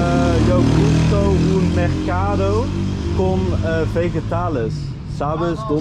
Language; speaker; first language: Spanish; non-native, learner; Dutch